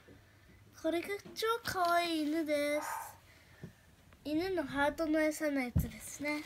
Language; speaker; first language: Japanese; early bilingual, other home language; Portuguese